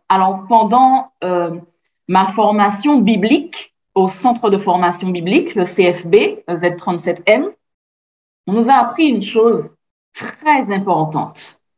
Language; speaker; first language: French; native; French